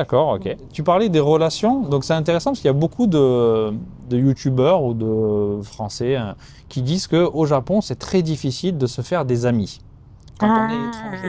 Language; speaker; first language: French; native; French